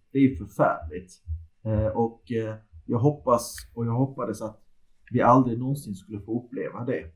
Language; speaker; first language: Swedish; early bilingual, other home language; Turkish